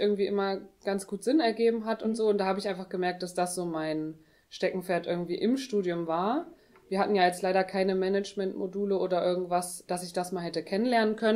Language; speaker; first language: German; native; German